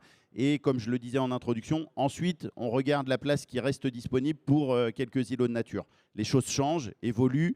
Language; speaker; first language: French; native; French